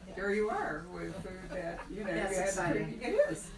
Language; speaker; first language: English; native; English